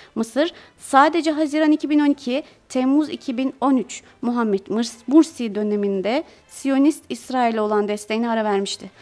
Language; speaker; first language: Turkish; native; Turkish